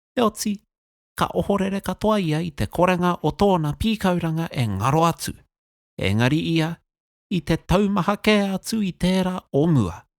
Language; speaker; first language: Māori; non-native, local second language; English